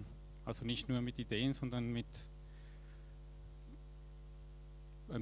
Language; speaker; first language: German; non-native, fluent; Spanish